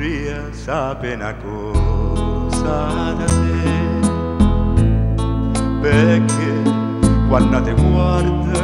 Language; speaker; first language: Italian; native; Italian